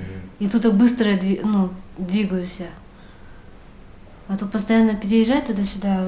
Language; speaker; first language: Russian; native; Russian